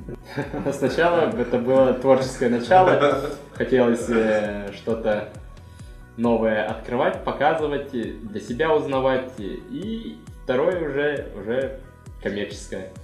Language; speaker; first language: Russian; native; Russian